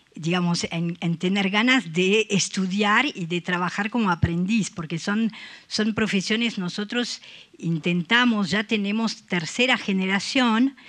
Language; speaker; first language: Spanish; non-native, fluent; French